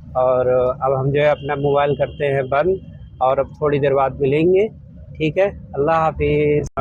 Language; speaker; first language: Hindi; native; Hindi